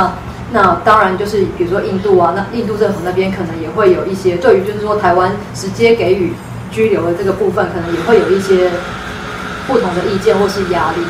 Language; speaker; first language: Chinese; native; Chinese